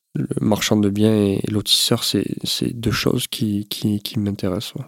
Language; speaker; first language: French; native; French